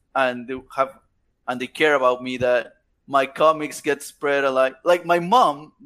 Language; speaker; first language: English; non-native, fluent; Spanish